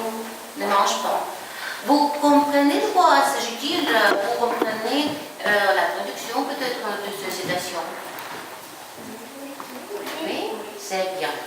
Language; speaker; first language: French; non-native, fluent; Ukrainian